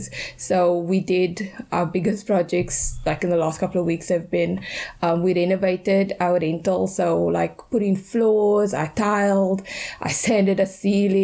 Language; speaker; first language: English; native; English